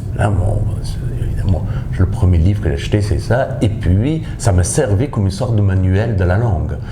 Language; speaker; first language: French; non-native, fluent; Persian